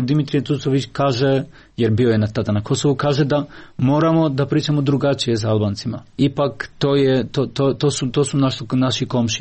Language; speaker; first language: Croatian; non-native, local second language; Albanian